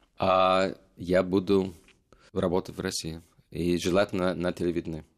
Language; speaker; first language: Russian; non-native, fluent; English